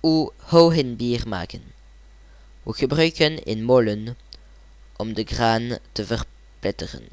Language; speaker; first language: Dutch; non-native, learner; French